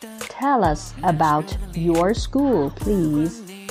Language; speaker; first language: English; non-native, fluent; Chinese